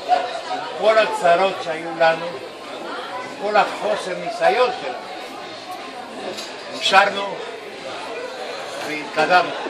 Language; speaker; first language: Hebrew; non-native, fluent; Spanish